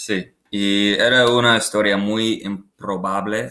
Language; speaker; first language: Spanish; non-native, learner; English